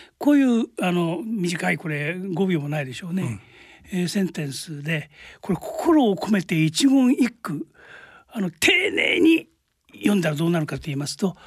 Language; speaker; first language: Japanese; native; Japanese